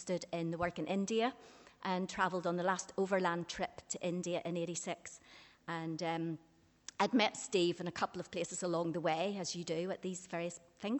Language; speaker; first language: English; native; English